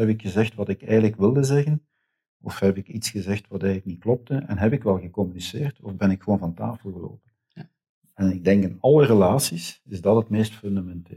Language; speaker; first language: Dutch; native; Dutch